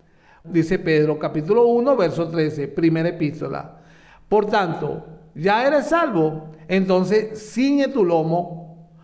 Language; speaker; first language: Spanish; native; Spanish